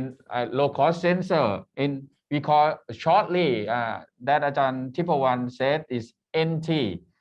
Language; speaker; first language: English; non-native, learner; Thai